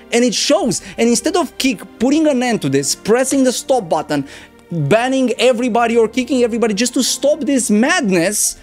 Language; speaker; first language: English; non-native, fluent; Romanian